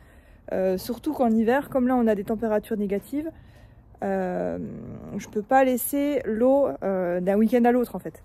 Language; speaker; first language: French; native; French